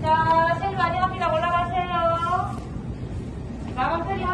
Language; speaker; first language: Korean; native; Korean